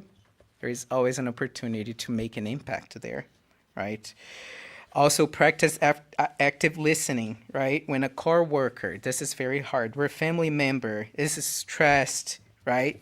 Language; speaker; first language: English; non-native, fluent; Portuguese